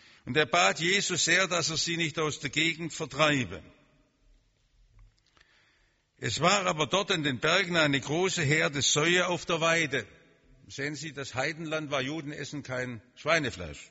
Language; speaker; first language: German; native; German